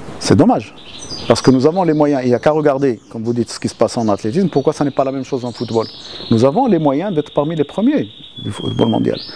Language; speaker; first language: French; non-native, local second language; Arabic